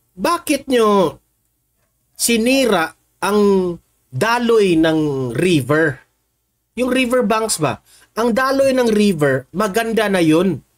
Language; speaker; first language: Filipino; non-native, local second language; Cebuano